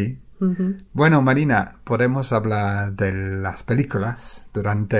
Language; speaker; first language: Spanish; non-native, fluent; English